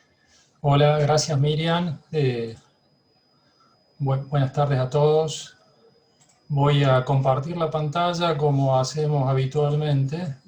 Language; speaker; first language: Spanish; native; Spanish